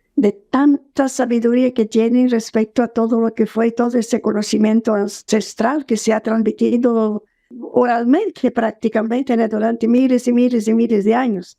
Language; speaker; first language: Spanish; non-native, fluent; Portuguese